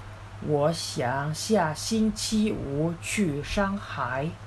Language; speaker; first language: Chinese; non-native, learner; Indonesian